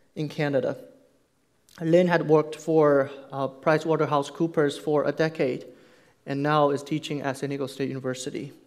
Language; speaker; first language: English; non-native, fluent; Chinese